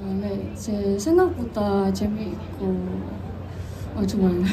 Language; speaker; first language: Korean; non-native, learner; Burmese